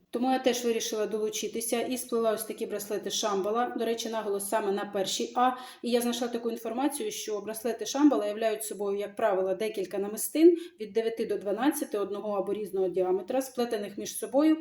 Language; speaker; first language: Ukrainian; non-native, local second language; Russian